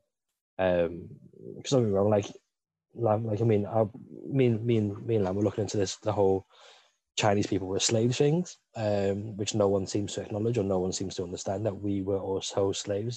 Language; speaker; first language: English; native; English